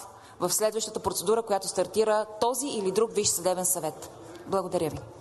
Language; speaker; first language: Bulgarian; native; Bulgarian